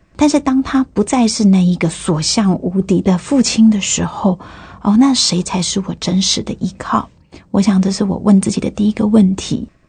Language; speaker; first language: Chinese; native; Chinese